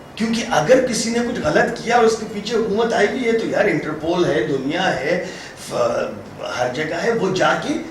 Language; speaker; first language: Urdu; native; Urdu